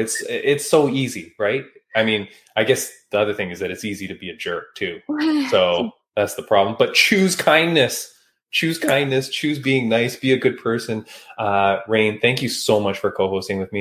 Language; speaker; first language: English; native; English